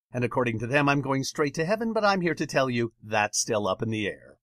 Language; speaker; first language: English; native; English